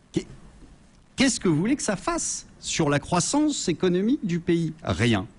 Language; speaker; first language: French; native; French